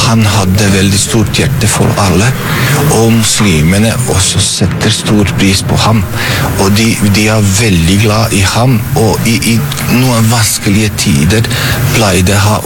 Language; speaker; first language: Norwegian; non-native, fluent; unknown